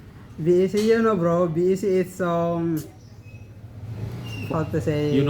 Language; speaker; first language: English; non-native, learner; Indonesian